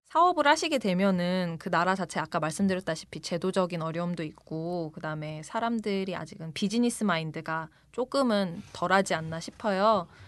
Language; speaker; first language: Korean; native; Korean